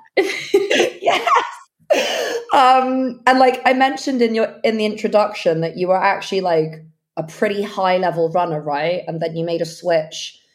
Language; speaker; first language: English; early bilingual, other home language; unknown